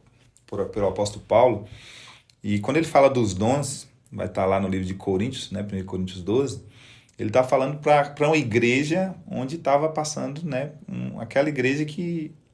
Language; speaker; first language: Portuguese; native; Portuguese